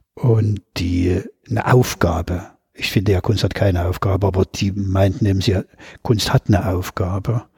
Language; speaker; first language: German; native; German